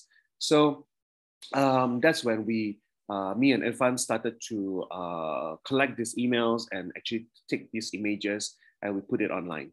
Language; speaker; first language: English; early bilingual, other home language; Indonesian